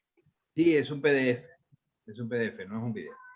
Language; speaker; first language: Spanish; native; Spanish